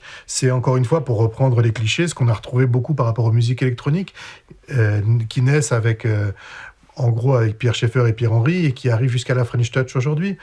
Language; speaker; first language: French; native; French